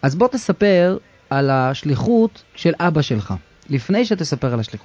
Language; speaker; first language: Hebrew; native; Hebrew